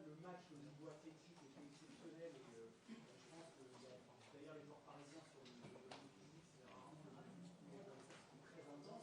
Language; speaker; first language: French; native; French